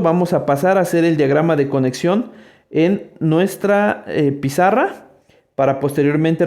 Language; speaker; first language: Spanish; native; Spanish